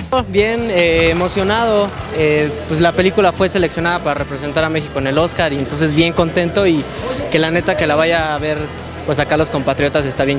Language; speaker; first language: Spanish; native; Spanish